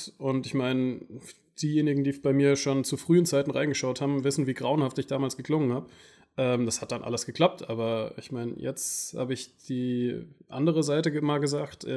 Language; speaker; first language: German; native; German